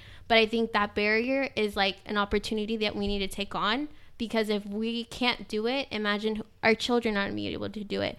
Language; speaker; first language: English; early bilingual, other home language; Spanish